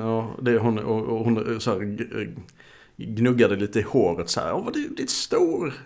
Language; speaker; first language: Swedish; native; Swedish